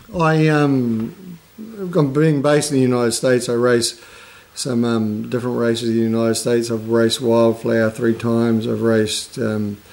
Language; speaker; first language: English; native; English